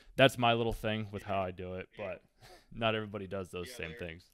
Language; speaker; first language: English; native; English